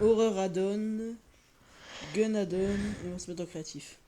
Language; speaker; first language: French; native; French